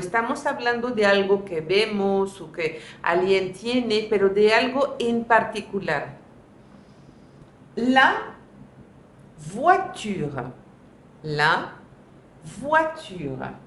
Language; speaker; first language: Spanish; non-native, fluent; French